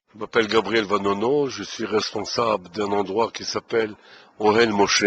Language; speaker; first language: French; non-native, fluent; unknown